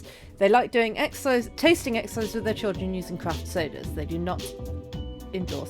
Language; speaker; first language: English; native; English